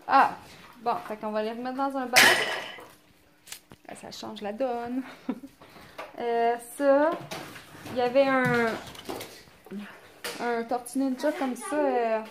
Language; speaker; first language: French; native; French